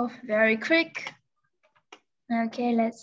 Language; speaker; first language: English; non-native, learner; Vietnamese